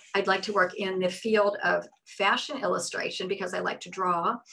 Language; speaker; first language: English; native; English